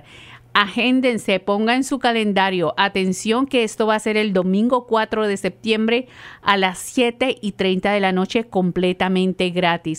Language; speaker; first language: Spanish; native; Spanish